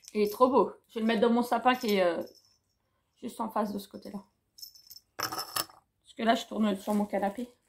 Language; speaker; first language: French; native; French